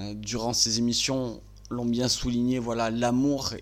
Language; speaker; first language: French; native; French